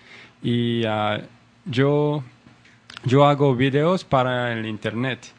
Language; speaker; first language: Spanish; non-native, learner; English